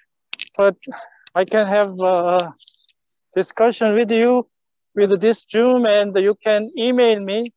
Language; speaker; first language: English; non-native, fluent; Korean